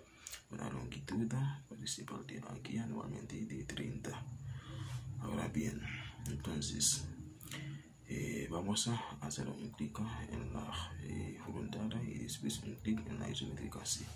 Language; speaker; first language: Spanish; non-native, learner; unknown